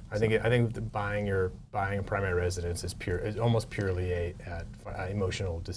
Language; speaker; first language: English; native; English